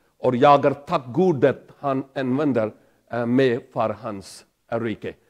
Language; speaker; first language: Swedish; non-native, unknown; Pahari-Potwari